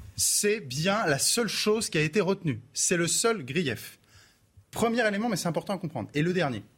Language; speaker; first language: French; native; French